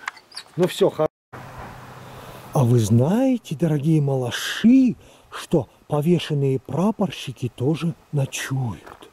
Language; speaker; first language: Russian; native; Russian